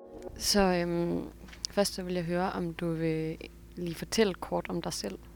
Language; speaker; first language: Danish; native; Danish